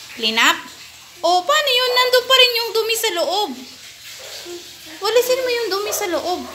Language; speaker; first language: Filipino; non-native, local second language; Bikol